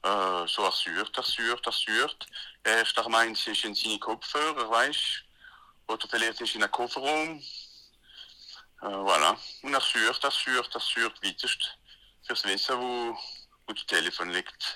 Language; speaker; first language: German; non-native, learner; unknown